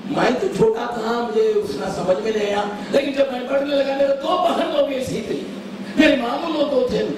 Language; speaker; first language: Hindi; non-native, local second language; Tamil